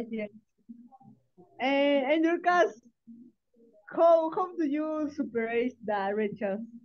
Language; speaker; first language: English; non-native, learner; Spanish